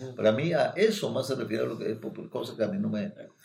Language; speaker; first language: Spanish; native; Spanish